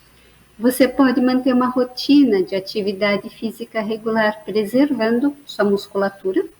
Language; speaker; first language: Portuguese; native; Portuguese